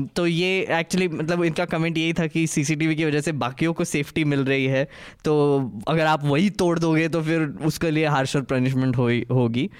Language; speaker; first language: Hindi; native; Hindi